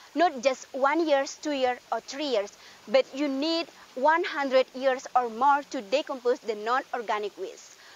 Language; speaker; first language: English; non-native, learner; Indonesian